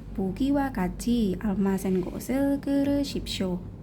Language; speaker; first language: Korean; non-native, learner; Indonesian